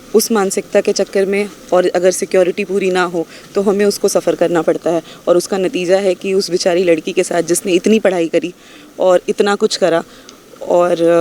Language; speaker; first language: Hindi; non-native, local second language; Punjabi